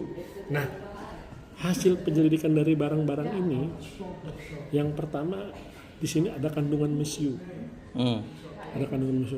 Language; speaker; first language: Indonesian; native; Indonesian